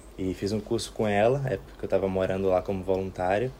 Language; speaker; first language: Portuguese; native; Portuguese